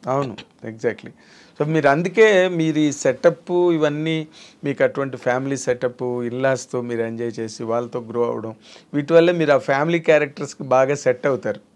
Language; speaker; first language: Telugu; native; Telugu